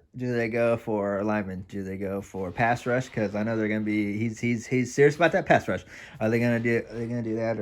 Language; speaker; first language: English; native; English